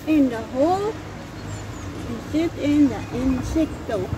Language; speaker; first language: Dutch; non-native, learner; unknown